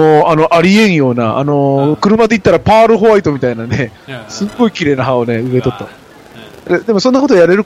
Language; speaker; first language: Japanese; native; Japanese